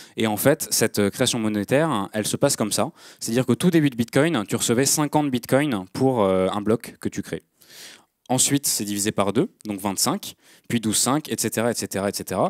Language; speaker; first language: French; native; French